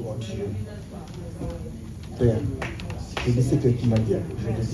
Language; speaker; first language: French; non-native, local second language; Lingala